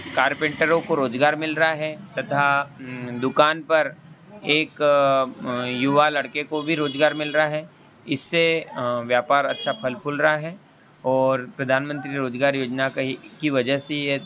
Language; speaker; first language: Hindi; native; Hindi